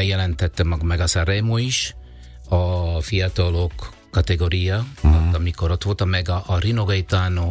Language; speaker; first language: Hungarian; non-native, fluent; Italian